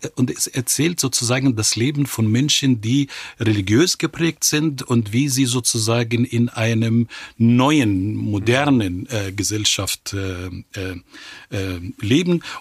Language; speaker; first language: German; non-native, fluent; Arabic